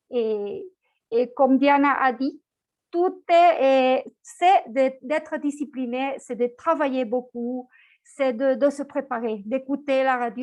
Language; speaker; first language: French; non-native, fluent; Spanish